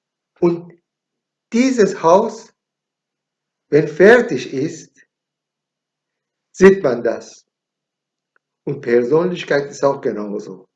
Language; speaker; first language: German; non-native, learner; Persian